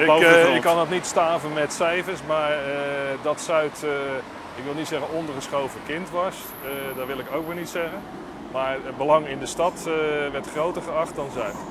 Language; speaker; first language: Dutch; native; Dutch